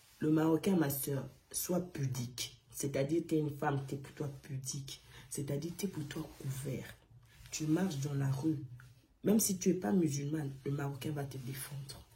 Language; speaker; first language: French; non-native, local second language; Arabic